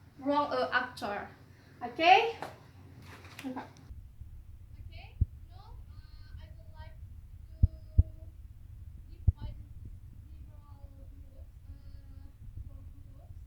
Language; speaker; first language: English; non-native, learner; Indonesian